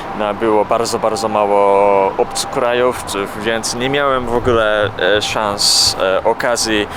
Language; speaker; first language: Polish; non-native, learner; Japanese